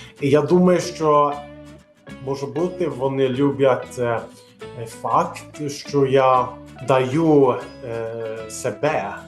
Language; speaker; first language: Ukrainian; non-native, learner; Swedish